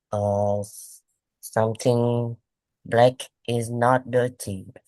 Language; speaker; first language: English; non-native, learner; Vietnamese